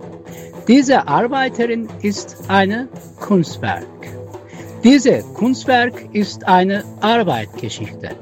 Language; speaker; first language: German; non-native, learner; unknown